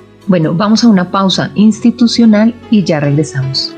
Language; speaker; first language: Spanish; native; Spanish